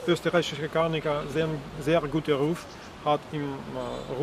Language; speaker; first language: German; non-native, learner; Russian